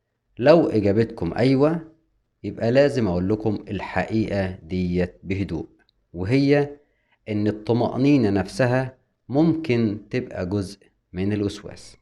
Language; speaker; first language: Arabic; native; Arabic